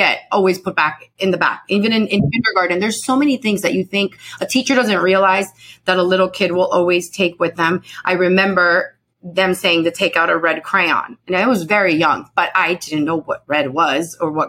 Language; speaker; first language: English; early bilingual, other home language; Spanish